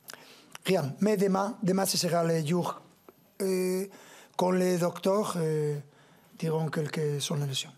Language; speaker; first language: French; non-native, fluent; Spanish